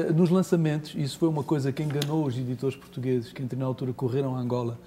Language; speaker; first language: Portuguese; native; Portuguese